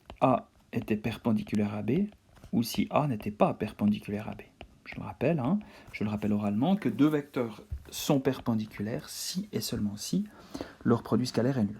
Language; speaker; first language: French; native; French